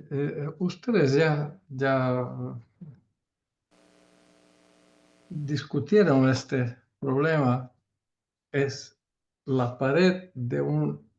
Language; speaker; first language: Spanish; non-native, learner; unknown